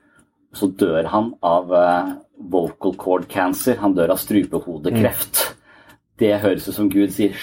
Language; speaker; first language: Norwegian; native; Norwegian